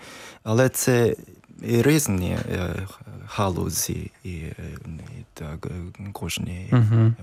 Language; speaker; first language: Ukrainian; non-native, learner; Japanese